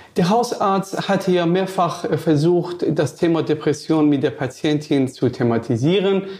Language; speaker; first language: German; non-native, fluent; Persian